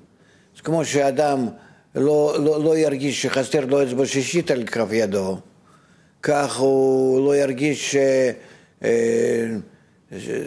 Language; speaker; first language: Hebrew; non-native, fluent; Russian